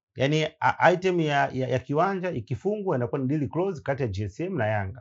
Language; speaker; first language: Swahili; native; Swahili